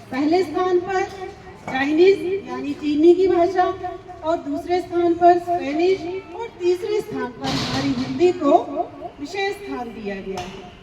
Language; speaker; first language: Hindi; native; Hindi